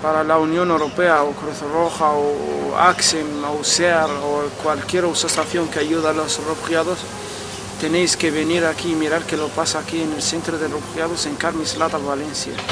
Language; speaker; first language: Spanish; non-native, fluent; Arabic